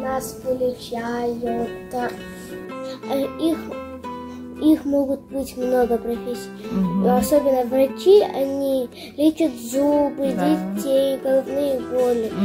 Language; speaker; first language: Russian; non-native, local second language; Kazakh